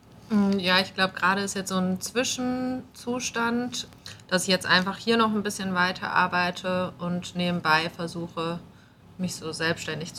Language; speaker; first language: German; native; German